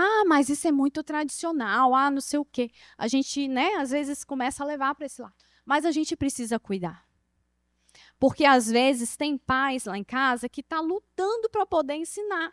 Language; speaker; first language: Portuguese; native; Portuguese